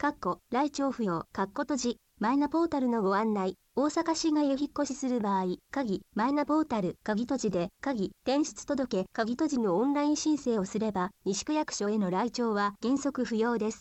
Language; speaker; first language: Japanese; native; Japanese